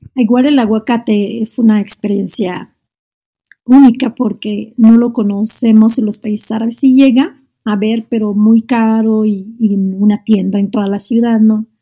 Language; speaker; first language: Spanish; non-native, fluent; Arabic